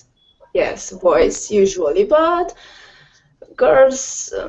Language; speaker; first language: English; non-native, learner; Romanian